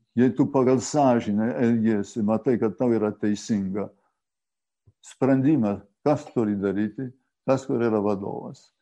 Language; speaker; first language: Lithuanian; early bilingual, heritage; Lithuanian